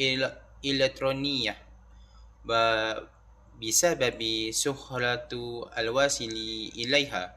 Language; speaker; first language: Arabic; non-native, learner; Malay